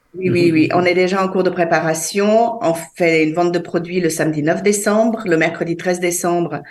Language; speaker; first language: French; early bilingual, other home language; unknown